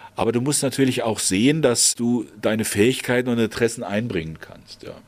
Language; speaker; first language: German; native; German